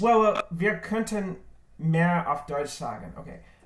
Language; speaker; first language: German; non-native, learner; English